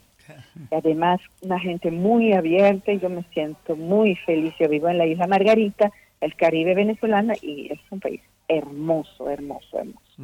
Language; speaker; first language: Spanish; non-native, fluent; French